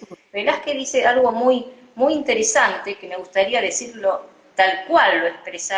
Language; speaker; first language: Spanish; native; Spanish